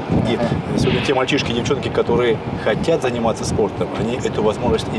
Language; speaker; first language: Russian; native; Russian